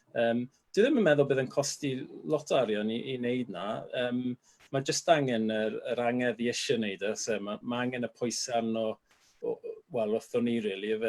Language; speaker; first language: Welsh; non-native, local second language; English